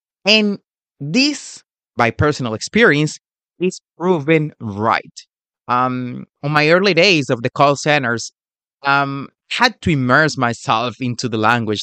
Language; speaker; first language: English; non-native, fluent; Spanish